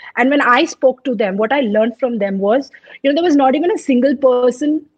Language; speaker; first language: English; non-native, local second language; Punjabi